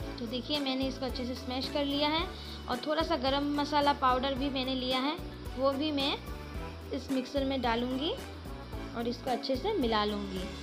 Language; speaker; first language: Hindi; non-native, local second language; Bangla